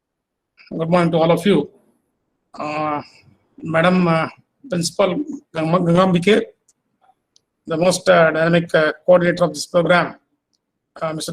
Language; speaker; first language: English; non-native, local second language; Kannada